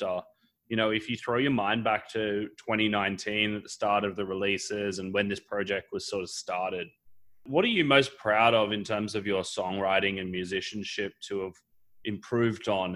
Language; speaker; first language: English; native; English